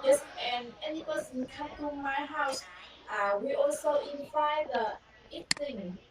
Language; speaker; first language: English; non-native, learner; Vietnamese